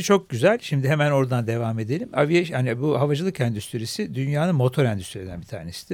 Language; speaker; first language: Turkish; native; Turkish